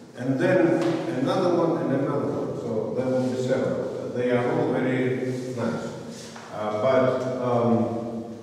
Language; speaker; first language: English; non-native, fluent; Russian